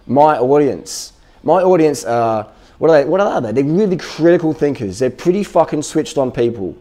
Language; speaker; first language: English; native; English